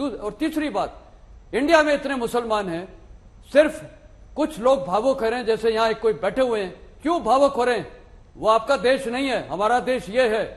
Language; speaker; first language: Hindi; native; Hindi